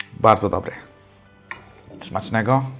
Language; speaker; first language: Polish; non-native, fluent; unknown